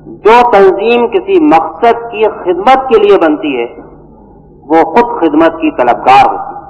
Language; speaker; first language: Urdu; native; Urdu